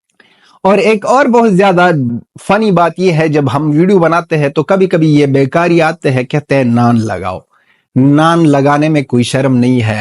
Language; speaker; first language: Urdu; non-native, fluent; Pashto